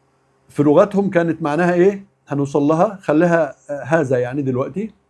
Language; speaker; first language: Arabic; native; Arabic